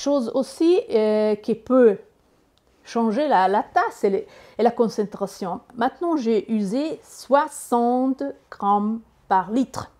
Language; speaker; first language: French; non-native, learner; Italian